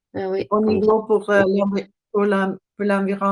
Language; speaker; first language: French; non-native, learner; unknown